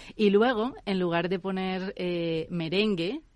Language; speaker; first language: Spanish; native; Spanish